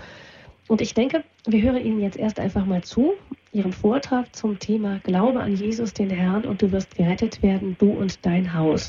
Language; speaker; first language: German; native; German